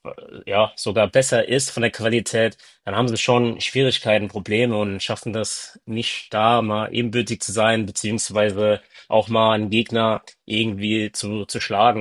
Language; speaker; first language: German; early bilingual, other home language; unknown